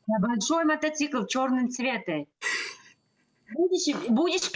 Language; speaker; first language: Russian; non-native, learner; Uzbek